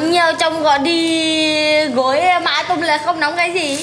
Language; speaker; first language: Vietnamese; non-native, learner; Javanese